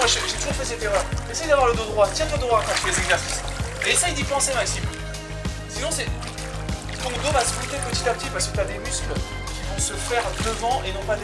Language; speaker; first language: French; native; French